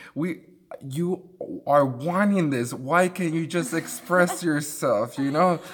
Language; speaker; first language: English; early bilingual, other home language; Spanish